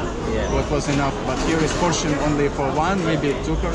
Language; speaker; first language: English; non-native, fluent; Russian